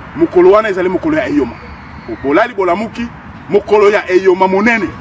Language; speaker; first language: Lingala; non-native, local second language; Kongo